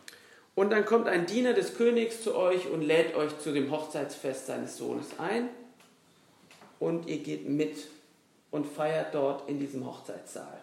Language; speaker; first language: German; native; German